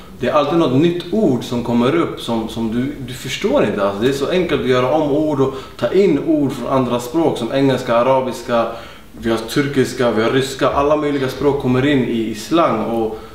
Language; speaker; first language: Swedish; early bilingual, other home language; Arabic